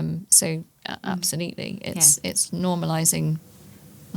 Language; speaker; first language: English; native; English